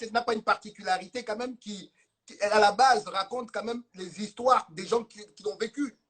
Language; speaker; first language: French; native; French